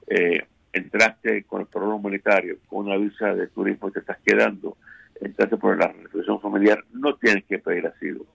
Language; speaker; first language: Spanish; native; Spanish